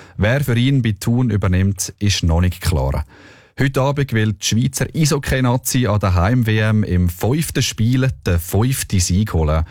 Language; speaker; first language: German; native; German